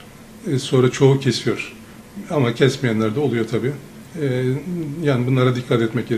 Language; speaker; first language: Turkish; native; Turkish